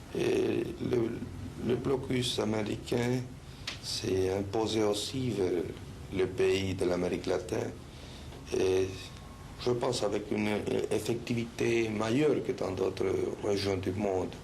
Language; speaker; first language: French; non-native, fluent; Spanish